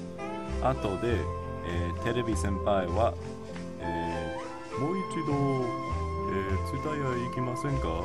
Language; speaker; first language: Japanese; non-native, learner; English